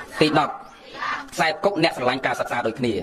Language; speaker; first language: Khmer; native; Khmer